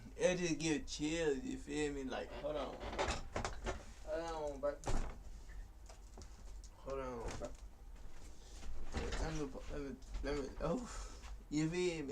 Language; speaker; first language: English; native; English